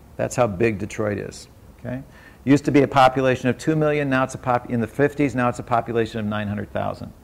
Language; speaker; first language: English; native; English